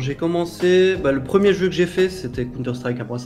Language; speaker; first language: French; native; French